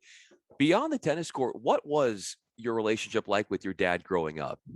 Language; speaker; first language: English; native; English